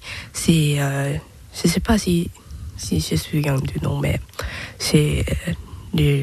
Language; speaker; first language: French; non-native, learner; Thai